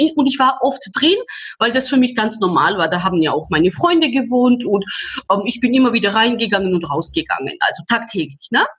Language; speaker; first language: German; non-native, fluent; Georgian